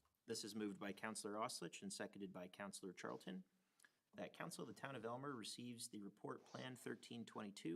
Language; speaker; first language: English; native; English